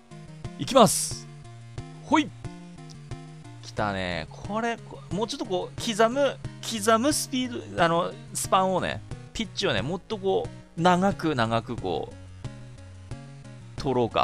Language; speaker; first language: Japanese; native; Japanese